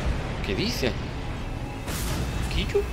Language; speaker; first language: Spanish; native; Spanish